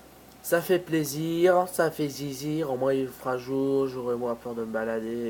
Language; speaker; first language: French; native; French